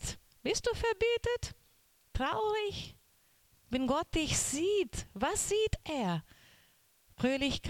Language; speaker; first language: German; non-native, learner; Portuguese